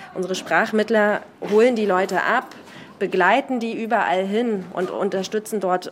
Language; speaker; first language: German; native; German